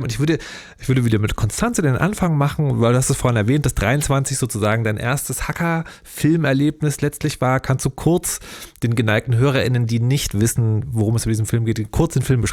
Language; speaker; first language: German; native; German